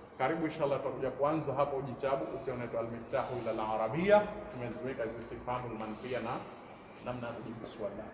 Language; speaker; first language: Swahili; native; Swahili